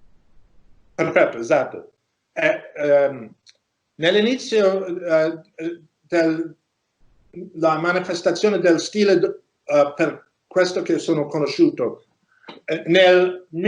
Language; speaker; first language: Italian; non-native, learner; English